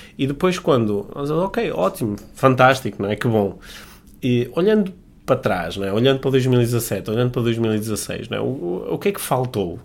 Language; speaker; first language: Portuguese; native; Portuguese